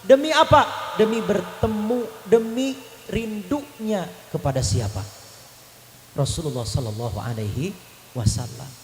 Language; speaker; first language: Indonesian; native; Indonesian